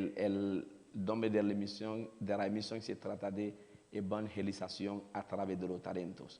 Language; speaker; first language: Spanish; non-native, learner; Haitian Creole